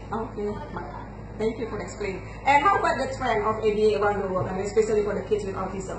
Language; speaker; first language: English; non-native, fluent; Indonesian